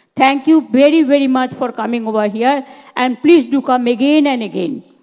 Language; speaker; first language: English; non-native, local second language; Bangla